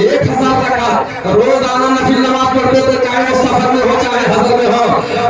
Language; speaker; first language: Hindi; native; Hindi